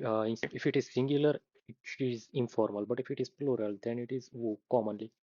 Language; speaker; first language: English; non-native, fluent; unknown